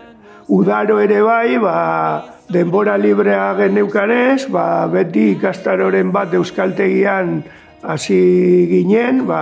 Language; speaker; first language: Basque; non-native, local second language; Spanish